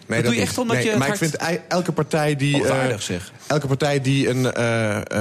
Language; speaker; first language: Dutch; native; Dutch